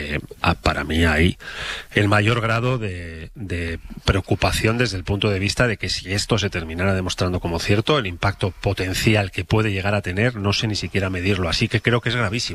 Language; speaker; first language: Spanish; native; Spanish